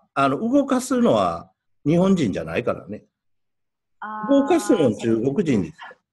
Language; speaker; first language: Japanese; native; Japanese